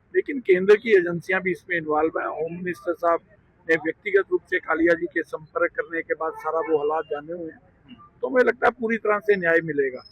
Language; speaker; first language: Hindi; non-native, local second language; Punjabi